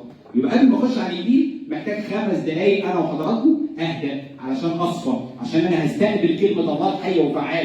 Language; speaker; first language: Arabic; native; Arabic